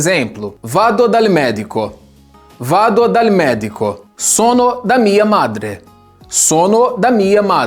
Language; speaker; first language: Italian; non-native, fluent; Portuguese